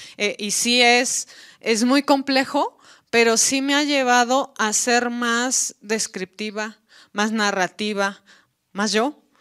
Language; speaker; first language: Spanish; native; Spanish